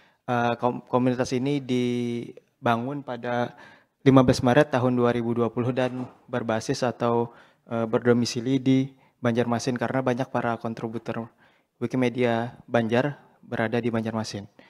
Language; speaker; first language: Indonesian; non-native, local second language; Banjar